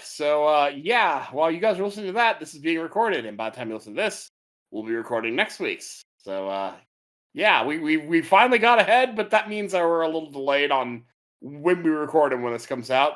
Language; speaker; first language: English; native; English